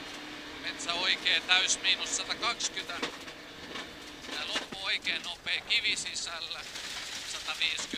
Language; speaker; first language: Finnish; native; Finnish